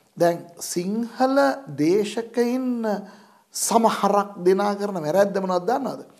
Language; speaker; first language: Sinhala; non-native, local second language; Tamil